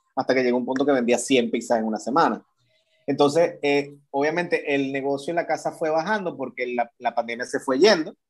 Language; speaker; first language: Spanish; native; Spanish